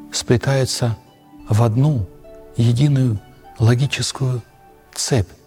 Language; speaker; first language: Russian; native; Russian